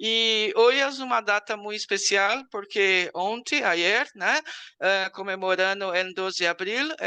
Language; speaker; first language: Portuguese; non-native, learner; Spanish